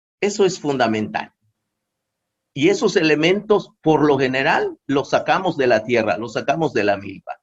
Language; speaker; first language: Spanish; non-native, local second language; Yucateco